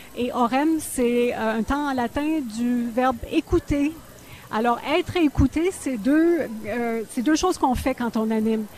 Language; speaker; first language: French; native; French